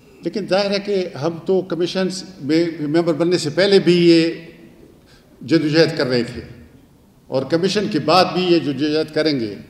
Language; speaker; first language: Urdu; non-native, local second language; Pashto